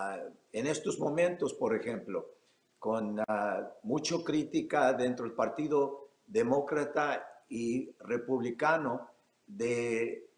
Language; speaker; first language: Spanish; early bilingual, heritage; Spanish